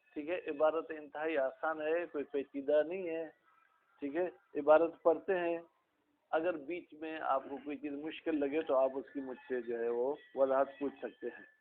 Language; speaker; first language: Urdu; non-native, local second language; Sindhi